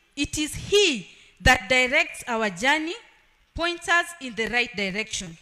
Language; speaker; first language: English; non-native, local second language; Swahili